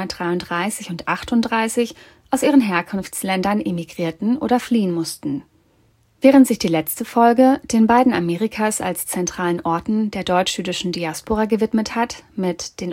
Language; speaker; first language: German; native; German